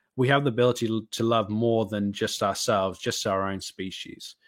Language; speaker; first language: English; native; English